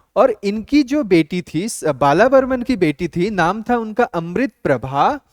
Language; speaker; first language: Hindi; non-native, local second language; Assamese